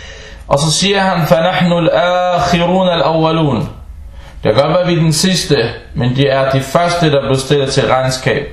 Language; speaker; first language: Danish; early bilingual, other home language; Arabic